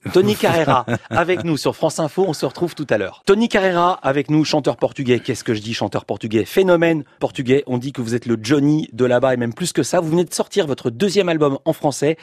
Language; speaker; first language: French; native; French